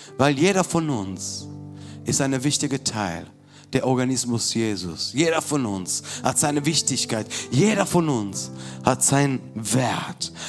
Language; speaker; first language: German; non-native, fluent; Italian